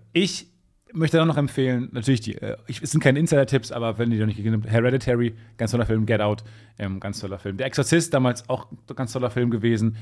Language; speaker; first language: German; native; German